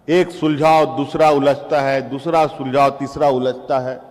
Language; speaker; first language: Hindi; native; Hindi